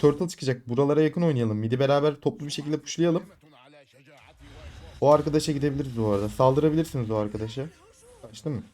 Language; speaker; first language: Turkish; native; Turkish